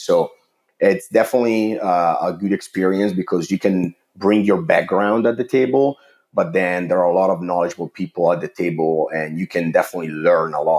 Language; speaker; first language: English; non-native, fluent; Italian